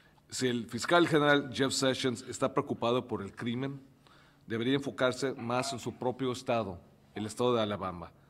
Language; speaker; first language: Spanish; early bilingual, heritage; Spanish